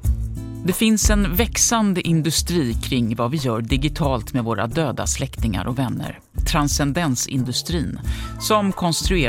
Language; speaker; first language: Swedish; native; Swedish